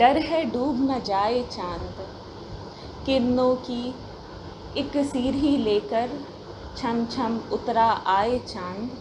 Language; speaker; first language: Urdu; non-native, local second language; Hindi